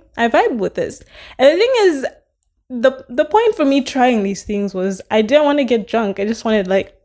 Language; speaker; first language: English; non-native, local second language; Nyanja